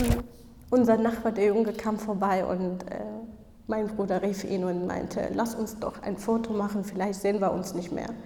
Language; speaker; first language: German; non-native, fluent; Kurdish